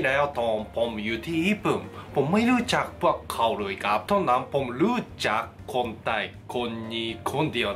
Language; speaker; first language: Thai; non-native, learner; Japanese